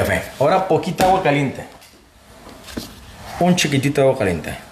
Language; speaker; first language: Spanish; native; Spanish